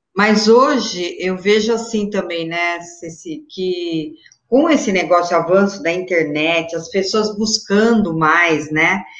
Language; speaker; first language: Portuguese; native; Portuguese